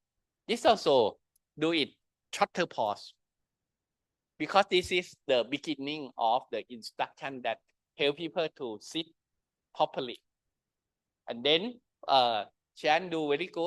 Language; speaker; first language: English; non-native, learner; Thai